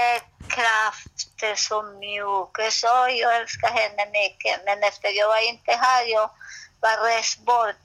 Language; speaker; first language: Swedish; non-native, learner; Spanish